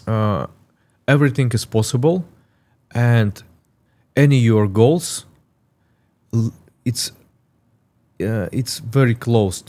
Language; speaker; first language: English; non-native, learner; Russian